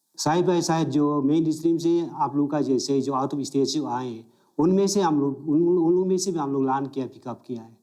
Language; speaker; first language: Hindi; non-native, local second language; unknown